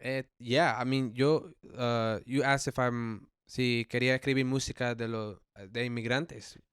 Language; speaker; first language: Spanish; early bilingual, heritage; English